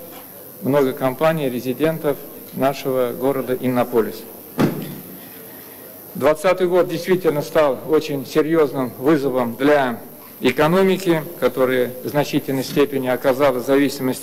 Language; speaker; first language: Russian; native; Russian